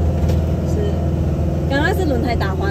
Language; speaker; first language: Chinese; native; Chinese